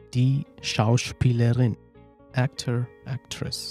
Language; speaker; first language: German; non-native, fluent; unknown